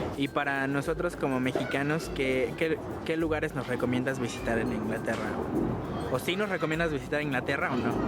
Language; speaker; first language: Spanish; native; Spanish